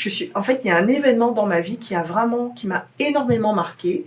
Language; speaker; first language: French; native; French